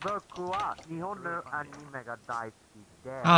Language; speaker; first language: Japanese; non-native, learner; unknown